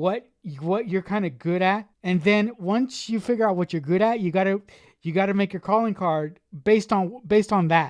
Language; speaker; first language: English; native; English